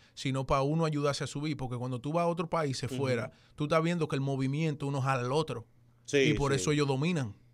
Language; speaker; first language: Spanish; early bilingual, heritage; Spanish